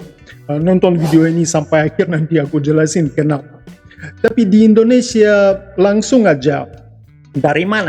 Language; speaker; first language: Indonesian; non-native, fluent; Russian